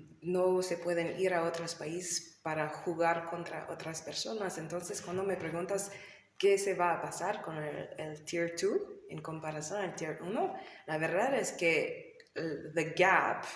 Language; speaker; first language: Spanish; non-native, learner; English